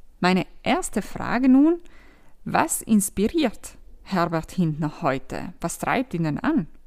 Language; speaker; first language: German; native; German